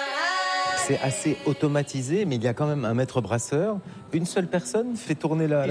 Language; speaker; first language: French; native; French